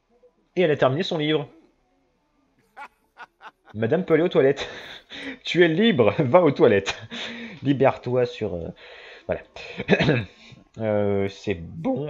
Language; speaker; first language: French; native; French